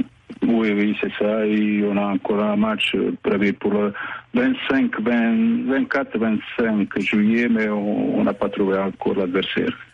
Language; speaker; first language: French; non-native, fluent; Bosnian